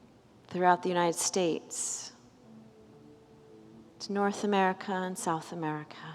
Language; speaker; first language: English; native; English